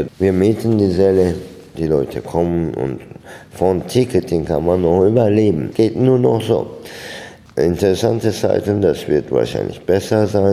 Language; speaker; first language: German; non-native, fluent; Turkish